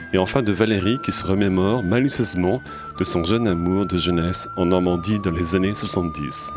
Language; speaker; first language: French; native; French